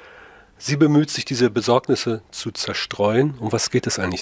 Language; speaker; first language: German; native; German